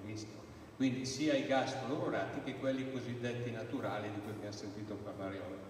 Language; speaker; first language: Italian; native; Italian